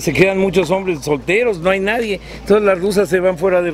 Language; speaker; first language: Spanish; native; Spanish